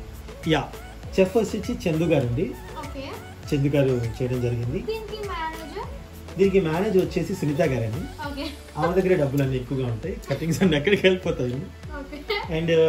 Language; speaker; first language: Telugu; native; Telugu